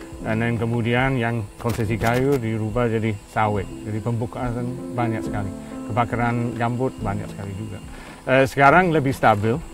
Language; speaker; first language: Indonesian; non-native, fluent; English